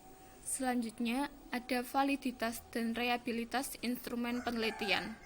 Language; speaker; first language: Indonesian; native; Indonesian